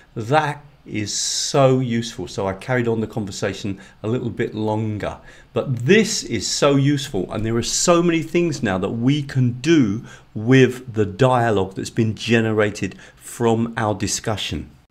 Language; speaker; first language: English; native; English